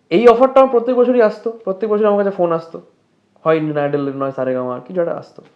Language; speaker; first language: Bangla; native; Bangla